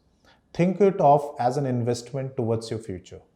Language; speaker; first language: English; non-native, local second language; Hindi